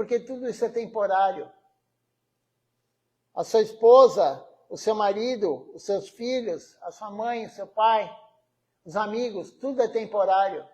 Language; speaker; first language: Portuguese; native; Portuguese